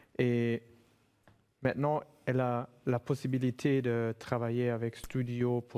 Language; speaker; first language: French; non-native, fluent; German